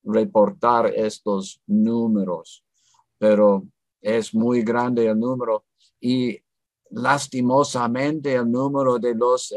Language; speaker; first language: Spanish; non-native, fluent; English